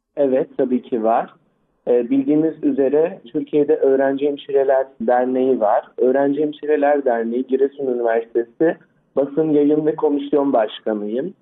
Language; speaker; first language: Turkish; early bilingual, other home language; Arabic